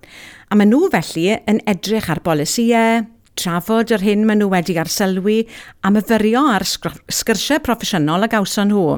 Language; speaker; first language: Welsh; native; Welsh